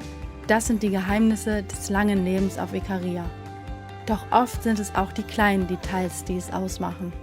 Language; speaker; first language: German; native; German